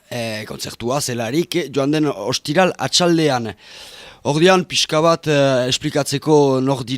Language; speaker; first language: Basque; native; Basque